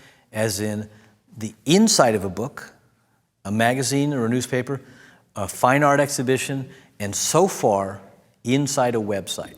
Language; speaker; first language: English; native; English